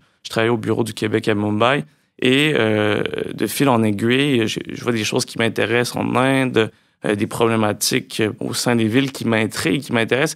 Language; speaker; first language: French; native; French